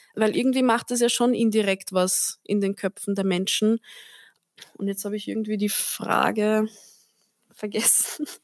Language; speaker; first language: German; early bilingual, other home language; Turkish